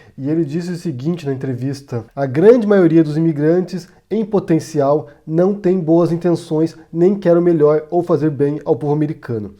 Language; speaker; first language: Portuguese; native; Portuguese